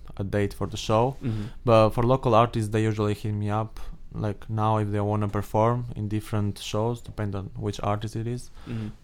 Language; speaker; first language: English; non-native, fluent; Albanian